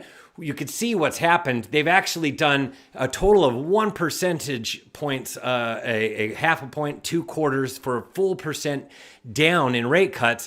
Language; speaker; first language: English; native; English